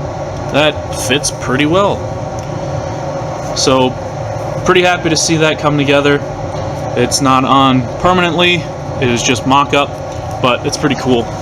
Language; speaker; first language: English; native; English